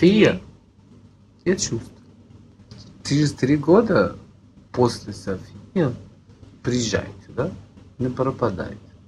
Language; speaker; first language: Russian; non-native, fluent; Persian